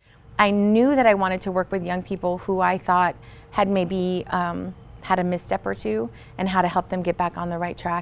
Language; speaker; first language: English; native; English